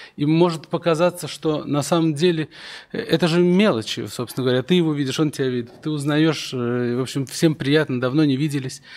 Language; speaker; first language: Russian; native; Russian